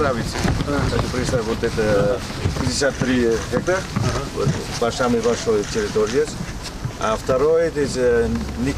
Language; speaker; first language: Russian; non-native, local second language; Kyrgyz